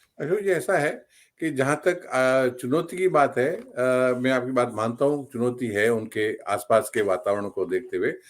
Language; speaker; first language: Hindi; native; Hindi